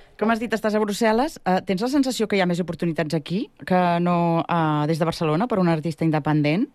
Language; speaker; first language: Catalan; native; Catalan